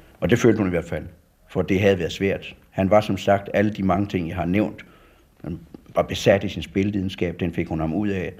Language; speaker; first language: Danish; native; Danish